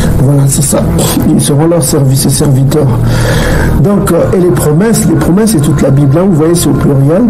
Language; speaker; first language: French; non-native, local second language; Kongo